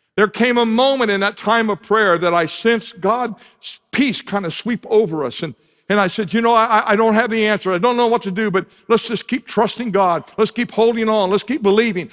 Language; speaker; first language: English; native; English